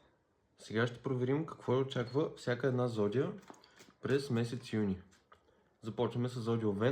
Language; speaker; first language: Bulgarian; native; Bulgarian